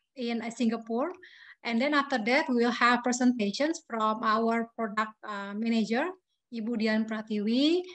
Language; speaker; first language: English; non-native, fluent; Indonesian